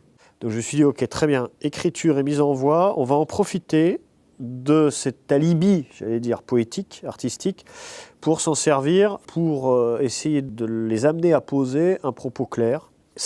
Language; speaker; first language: French; native; French